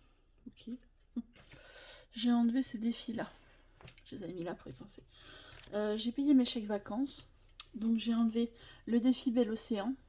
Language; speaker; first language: French; native; French